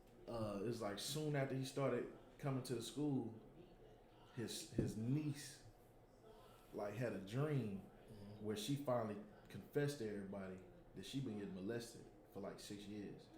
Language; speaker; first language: English; native; English